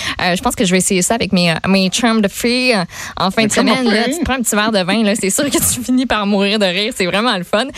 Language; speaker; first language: French; native; French